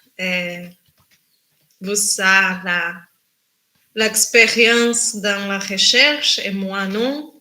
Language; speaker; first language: French; non-native, learner; Spanish